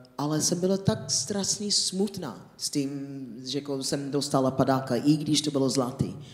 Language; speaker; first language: Czech; non-native, fluent; English